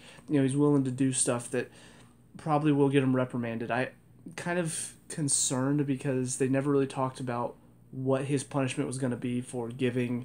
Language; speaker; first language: English; native; English